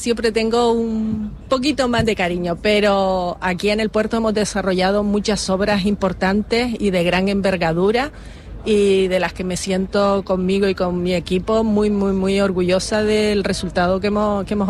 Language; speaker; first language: Spanish; native; Spanish